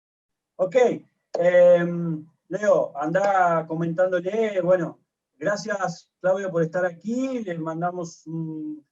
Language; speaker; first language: Spanish; native; Spanish